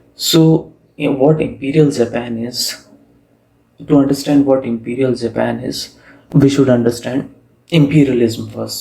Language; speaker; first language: English; non-native, local second language; Hindi